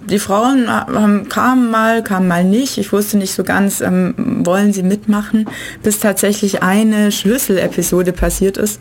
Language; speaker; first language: German; native; German